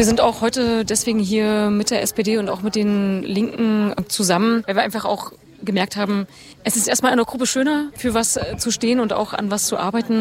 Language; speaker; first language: German; native; German